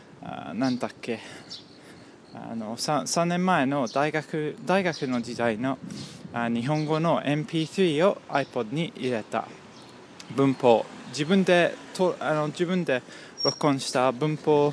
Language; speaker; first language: Japanese; non-native, learner; English